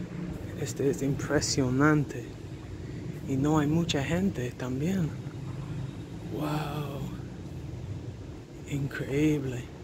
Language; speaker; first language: Spanish; non-native, learner; English